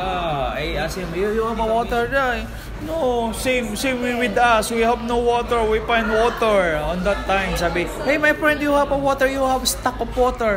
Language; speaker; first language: English; non-native, local second language; Filipino